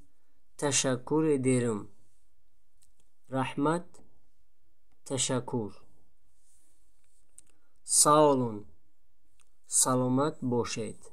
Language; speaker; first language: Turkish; non-native, fluent; Tajik